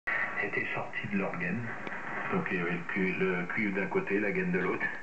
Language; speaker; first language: French; native; French